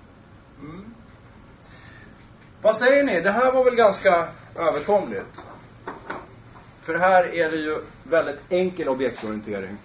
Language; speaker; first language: Swedish; native; Swedish